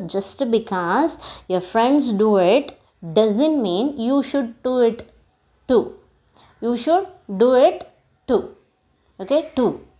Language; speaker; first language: English; non-native, local second language; Tamil